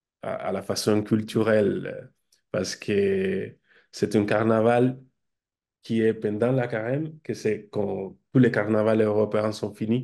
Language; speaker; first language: French; non-native, fluent; Spanish